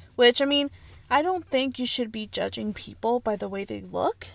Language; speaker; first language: English; early bilingual, other home language; Spanish